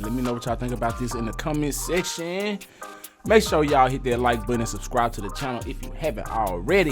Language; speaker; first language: English; native; English